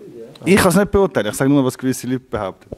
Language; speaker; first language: German; non-native, local second language; French